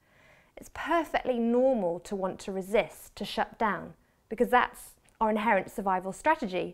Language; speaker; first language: English; native; English